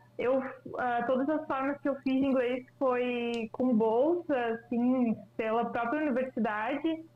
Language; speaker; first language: Portuguese; native; Portuguese